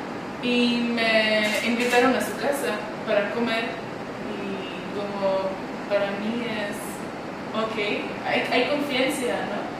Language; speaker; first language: Spanish; non-native, learner; Czech